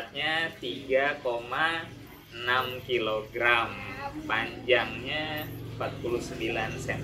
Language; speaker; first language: Indonesian; native; Indonesian